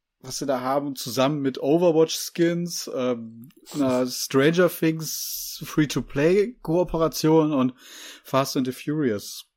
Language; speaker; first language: German; native; German